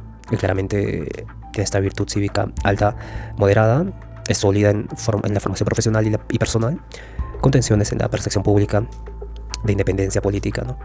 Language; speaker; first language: Spanish; native; Spanish